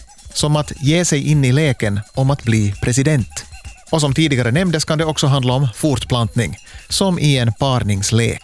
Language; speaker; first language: Swedish; native; Swedish